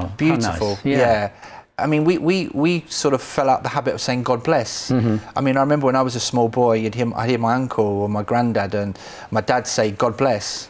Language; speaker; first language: English; native; English